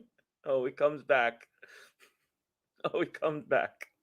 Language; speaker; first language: English; native; English